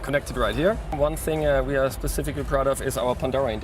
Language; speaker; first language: English; non-native, fluent; German